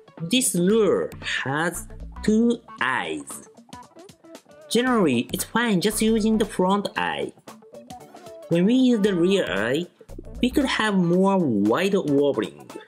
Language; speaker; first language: English; non-native, fluent; Japanese